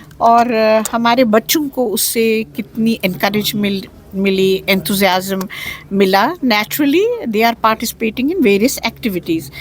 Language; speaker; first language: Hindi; non-native, local second language; Kashmiri